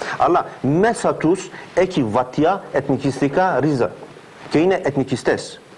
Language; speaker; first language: Greek; non-native, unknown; Turkish